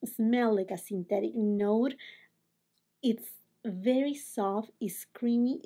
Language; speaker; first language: English; non-native, fluent; Spanish